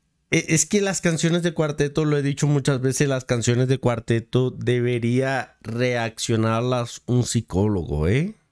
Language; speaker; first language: Spanish; native; Spanish